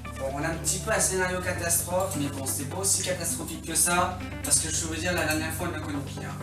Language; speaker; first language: French; native; French